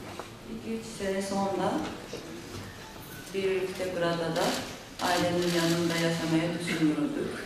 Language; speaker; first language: Turkish; non-native, learner; Japanese